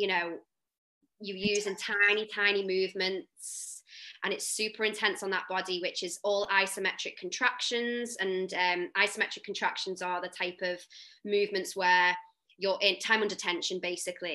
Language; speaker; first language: English; native; English